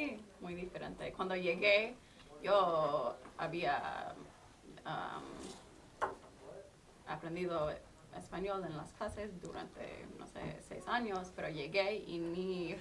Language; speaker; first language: Spanish; non-native, fluent; English